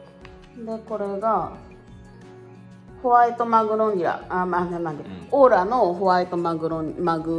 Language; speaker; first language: Japanese; native; Japanese